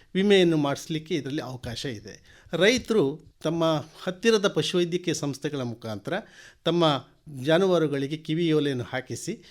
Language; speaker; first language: Kannada; native; Kannada